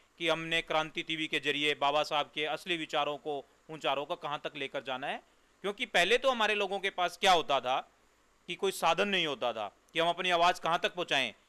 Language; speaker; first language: Hindi; non-native, local second language; Punjabi